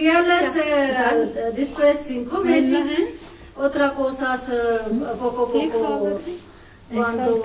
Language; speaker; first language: Spanish; non-native, learner; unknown